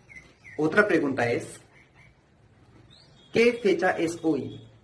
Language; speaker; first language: Spanish; non-native, fluent; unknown